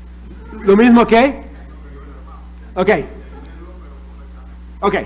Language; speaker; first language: Spanish; non-native, fluent; English